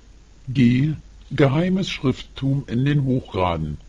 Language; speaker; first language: German; native; German